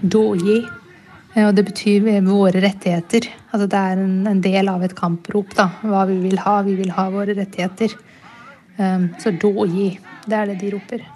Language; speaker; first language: Norwegian; early bilingual, other home language; Burmese